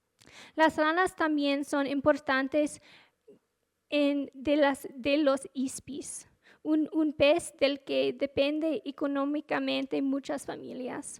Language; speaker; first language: Spanish; non-native, fluent; English